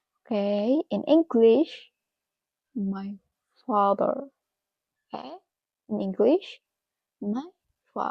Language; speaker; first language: English; non-native, fluent; Indonesian